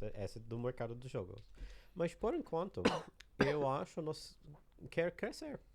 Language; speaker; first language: Portuguese; non-native, learner; English